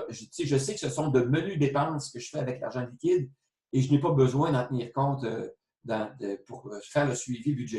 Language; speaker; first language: French; native; French